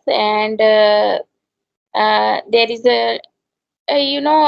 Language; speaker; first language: English; non-native, learner; Hindi